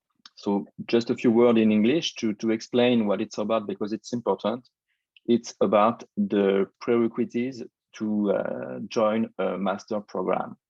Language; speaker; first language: English; non-native, fluent; French